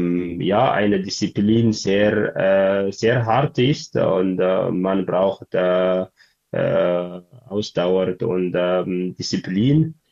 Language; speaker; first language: German; non-native, learner; Tigrinya